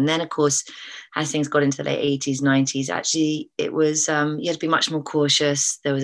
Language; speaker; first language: English; native; English